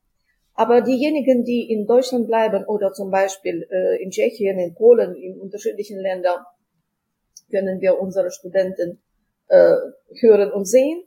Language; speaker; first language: German; non-native, fluent; Ukrainian